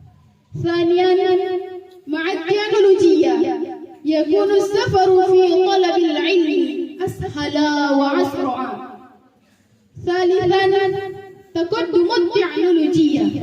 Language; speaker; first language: Arabic; non-native, learner; Indonesian